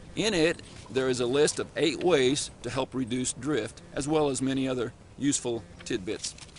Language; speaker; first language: English; native; English